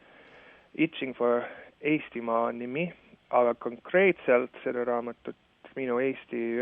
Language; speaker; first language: Estonian; non-native, fluent; English